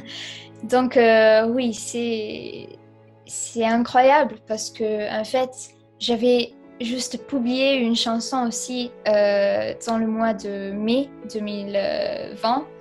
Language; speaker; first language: French; non-native, fluent; Italian